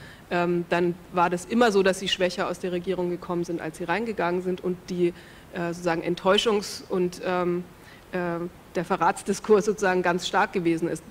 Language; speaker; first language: German; native; German